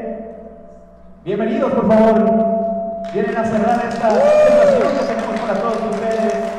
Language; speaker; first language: Spanish; native; Spanish